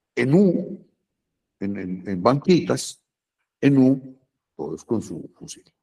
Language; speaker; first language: Spanish; native; Spanish